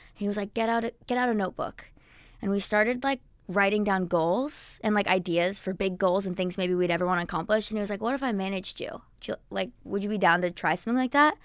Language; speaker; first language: English; native; English